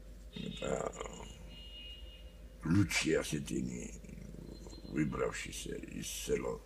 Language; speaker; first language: Russian; non-native, learner; Georgian